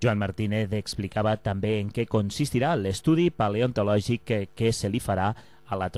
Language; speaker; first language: Catalan; native; Catalan